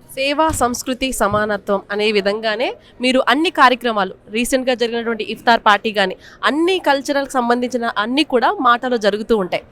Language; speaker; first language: Telugu; native; Telugu